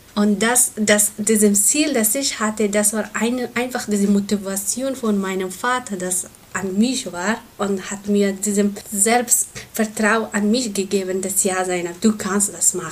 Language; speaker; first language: German; non-native, learner; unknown